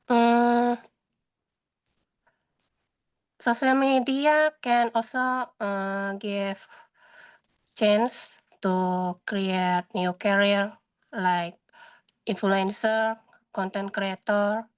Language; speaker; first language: English; non-native, learner; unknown